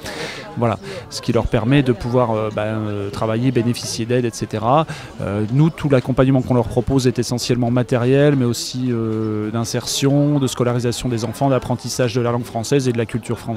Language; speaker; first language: French; native; French